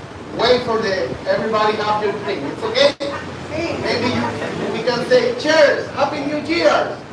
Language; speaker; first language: English; non-native, learner; Spanish